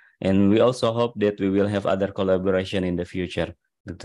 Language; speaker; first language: English; non-native, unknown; Indonesian